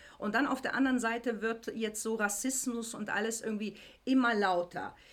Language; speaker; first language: German; native; German